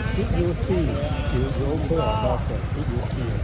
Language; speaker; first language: English; non-native, learner; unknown